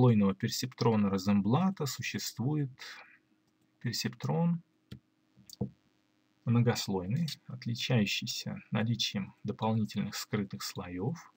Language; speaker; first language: Russian; native; Russian